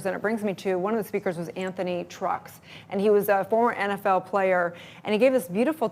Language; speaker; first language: English; native; English